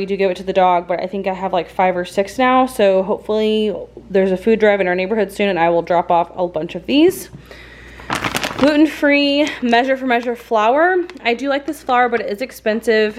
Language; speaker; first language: English; native; English